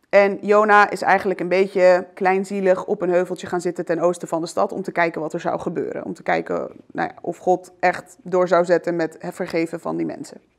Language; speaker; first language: Dutch; early bilingual, other home language; Arabic